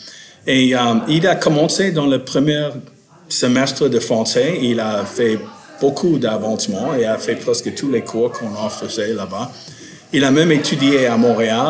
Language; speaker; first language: French; non-native, fluent; English